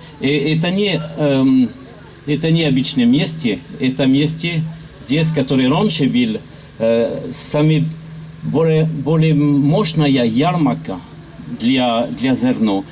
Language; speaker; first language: Russian; non-native, learner; French